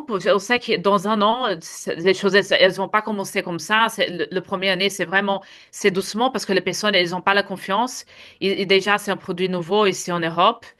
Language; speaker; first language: French; non-native, fluent; Portuguese